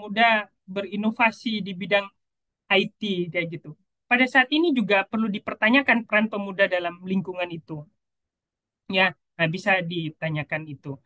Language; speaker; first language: Indonesian; native; Indonesian